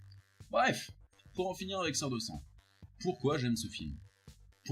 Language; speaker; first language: French; native; French